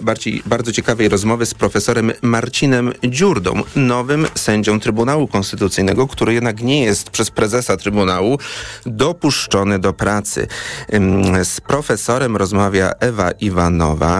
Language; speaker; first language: Polish; native; Polish